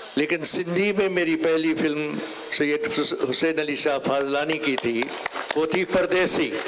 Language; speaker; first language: Urdu; non-native, local second language; Sindhi